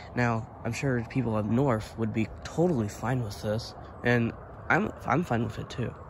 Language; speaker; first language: English; native; English